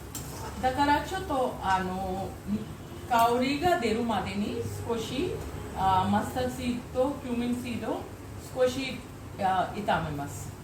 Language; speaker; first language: Japanese; non-native, fluent; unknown